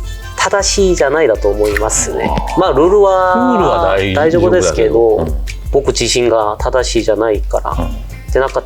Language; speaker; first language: Japanese; non-native, fluent; Korean